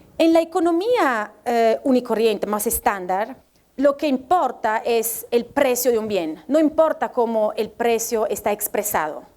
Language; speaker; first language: Spanish; non-native, fluent; Italian